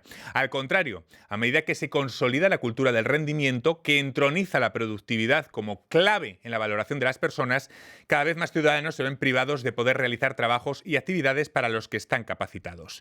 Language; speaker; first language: Spanish; native; Spanish